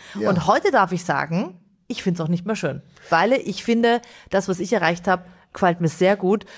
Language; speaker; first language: German; native; German